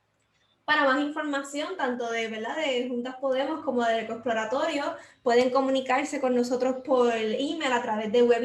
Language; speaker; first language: Spanish; native; Spanish